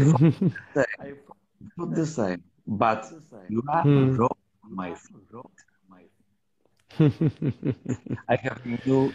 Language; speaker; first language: English; non-native, learner; Polish